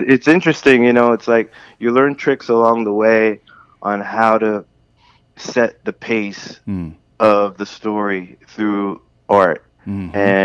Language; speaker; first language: English; native; English